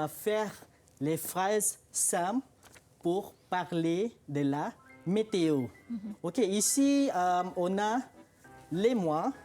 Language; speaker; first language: French; non-native, fluent; Malay